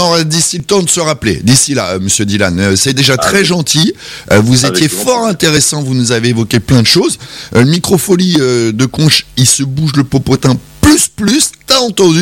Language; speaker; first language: French; native; French